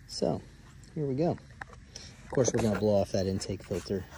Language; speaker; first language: English; native; English